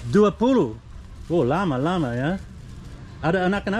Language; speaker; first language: Indonesian; non-native, learner; English